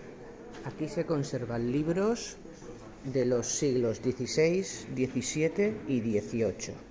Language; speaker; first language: Spanish; native; Spanish